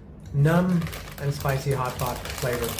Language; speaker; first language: English; native; English